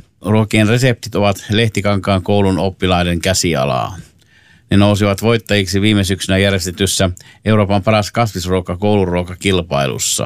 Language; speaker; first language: Finnish; native; Finnish